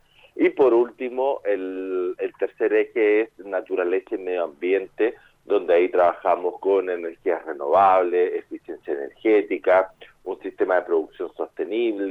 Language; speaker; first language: Spanish; native; Spanish